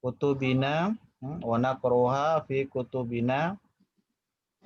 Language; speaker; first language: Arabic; non-native, fluent; Indonesian